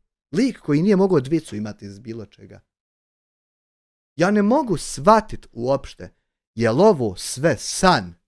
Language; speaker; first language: Bosnian; native; Bosnian